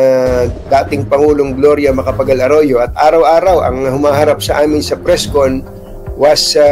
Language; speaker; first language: Filipino; native; Filipino